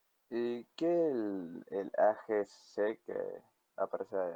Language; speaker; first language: Spanish; native; Spanish